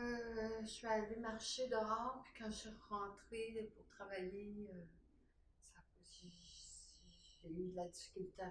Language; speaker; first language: French; native; French